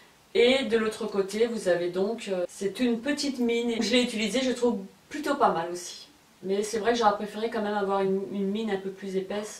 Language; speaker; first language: French; native; French